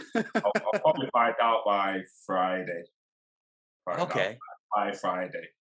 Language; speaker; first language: English; native; English